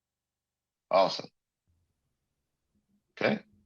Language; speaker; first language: English; native; English